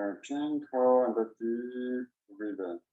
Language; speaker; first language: English; non-native, learner; Chinese